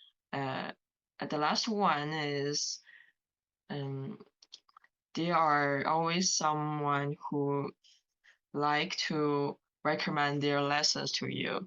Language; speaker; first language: English; non-native, learner; Chinese